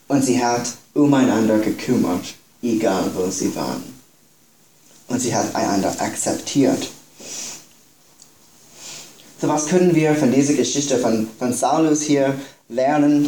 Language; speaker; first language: German; non-native, fluent; English